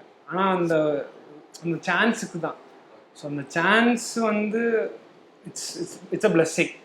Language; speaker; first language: Tamil; non-native, fluent; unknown